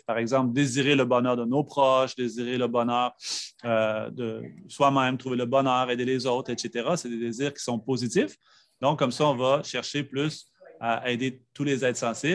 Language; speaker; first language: French; native; French